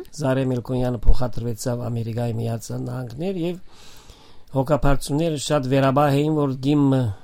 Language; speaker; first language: Armenian; native; Armenian